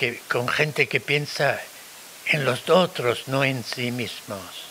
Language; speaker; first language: Spanish; non-native, fluent; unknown